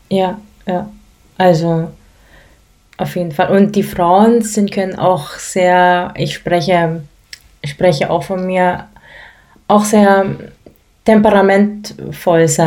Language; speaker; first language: German; early bilingual, other home language; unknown